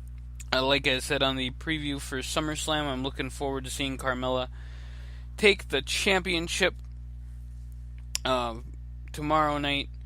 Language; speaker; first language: English; native; English